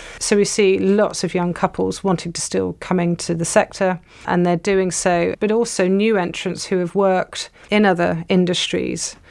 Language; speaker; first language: English; native; English